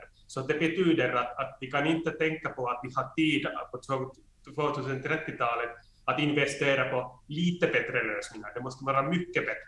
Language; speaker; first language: Swedish; non-native, fluent; Finnish